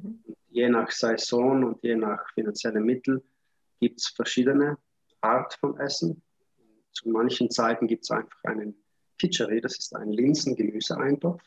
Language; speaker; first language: German; native; German